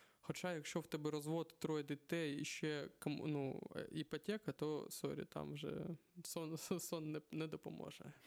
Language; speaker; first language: Ukrainian; non-native, local second language; Russian